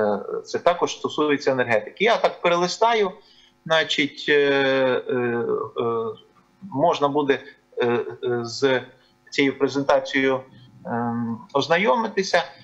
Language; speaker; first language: Ukrainian; native; Ukrainian